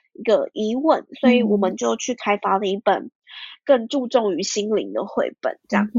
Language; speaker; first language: Chinese; early bilingual, heritage; Chinese